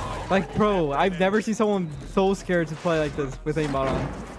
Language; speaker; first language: English; early bilingual, other home language; Spanish